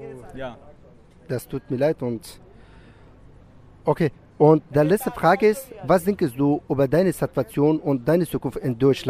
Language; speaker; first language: German; non-native, learner; Pashto